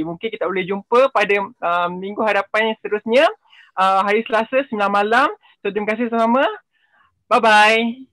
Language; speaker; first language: Malay; native; Malay